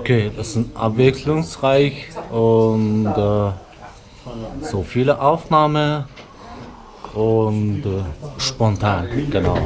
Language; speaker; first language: German; non-native, fluent; Mongolian